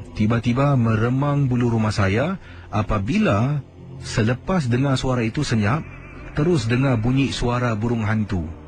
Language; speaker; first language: Malay; native; Malay